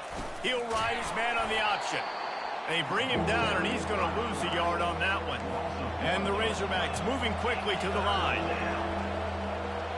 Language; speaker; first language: English; native; English